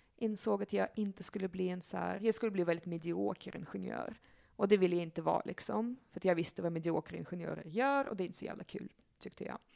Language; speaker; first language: Swedish; early bilingual, other home language; Russian